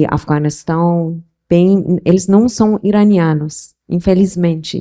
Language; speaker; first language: Portuguese; non-native, local second language; Persian